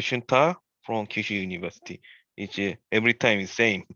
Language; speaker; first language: English; non-native, learner; Korean